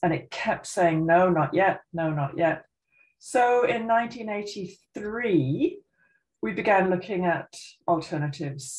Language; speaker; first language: English; native; English